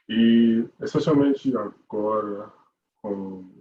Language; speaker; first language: Portuguese; non-native, learner; English